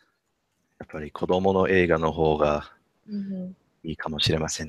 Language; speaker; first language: Japanese; non-native, learner; English